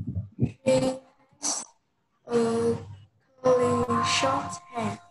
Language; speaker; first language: English; non-native, learner; Vietnamese